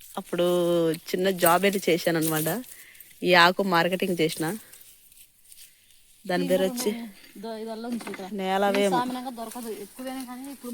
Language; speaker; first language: Telugu; native; Telugu